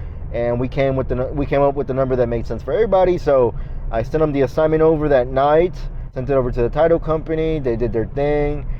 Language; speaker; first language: English; native; English